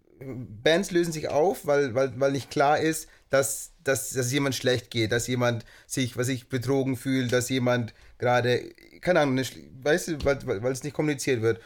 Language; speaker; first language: German; native; German